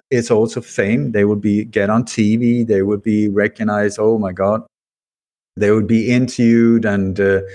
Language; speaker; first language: English; early bilingual, other home language; Swedish